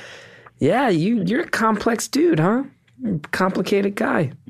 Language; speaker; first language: English; native; English